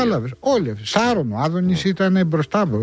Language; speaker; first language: Greek; native; Greek